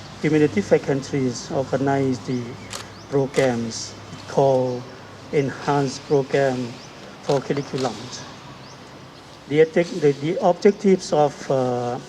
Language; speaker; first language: English; non-native, learner; Thai